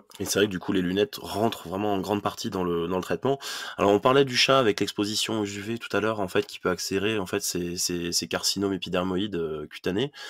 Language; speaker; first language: French; native; French